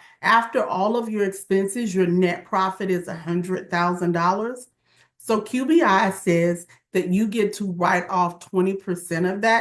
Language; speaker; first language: English; native; English